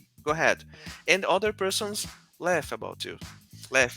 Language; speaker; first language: English; non-native, learner; Portuguese